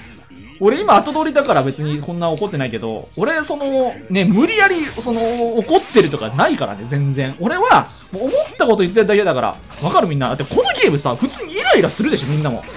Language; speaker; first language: Japanese; native; Japanese